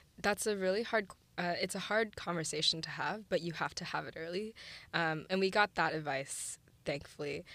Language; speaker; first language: English; early bilingual, other home language; Chinese